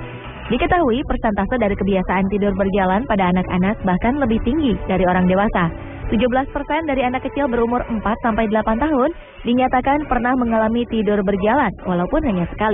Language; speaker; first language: Indonesian; native; Indonesian